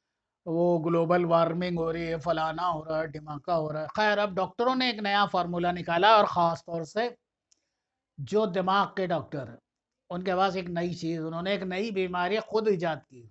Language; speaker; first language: Urdu; native; Urdu